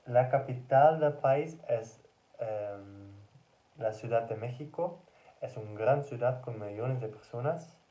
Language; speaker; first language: Spanish; non-native, learner; Dutch